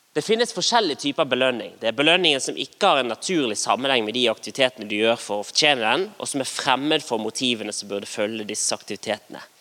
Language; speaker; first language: Norwegian; native; Norwegian